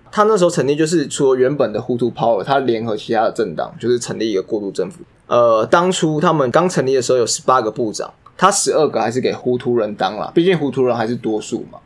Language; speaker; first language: Chinese; native; Chinese